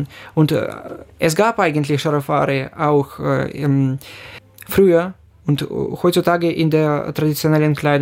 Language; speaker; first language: German; non-native, fluent; Ukrainian